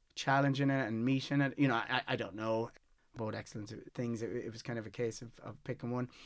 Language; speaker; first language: English; native; English